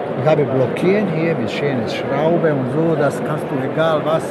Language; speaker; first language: German; non-native, learner; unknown